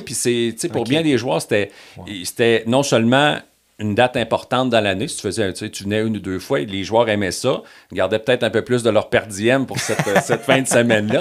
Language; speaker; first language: French; native; French